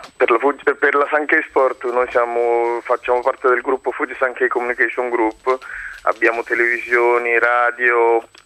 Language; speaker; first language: Italian; non-native, fluent; Japanese